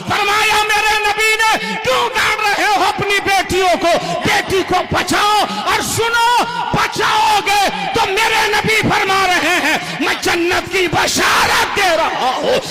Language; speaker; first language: Urdu; native; Urdu